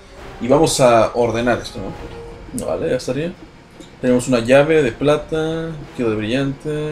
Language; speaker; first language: Spanish; native; Spanish